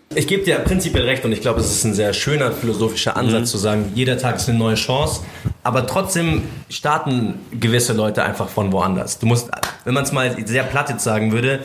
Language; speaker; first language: German; native; German